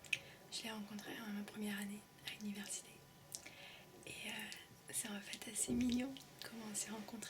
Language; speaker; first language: French; early bilingual, heritage; French